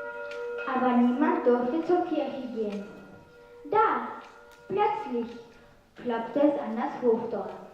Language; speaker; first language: German; native; German